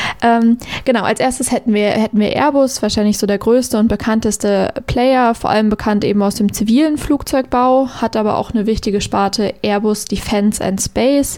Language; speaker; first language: German; native; German